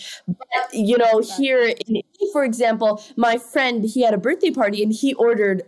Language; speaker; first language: English; non-native, local second language; Hindi